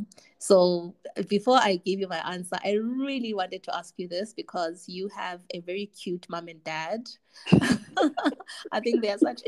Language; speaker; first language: English; non-native, local second language; Zulu